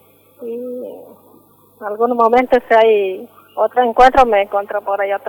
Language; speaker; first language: Spanish; non-native, local second language; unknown